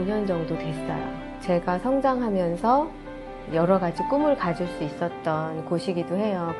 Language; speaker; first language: Korean; native; Korean